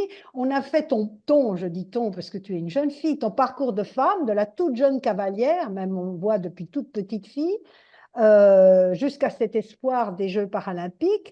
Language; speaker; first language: French; native; French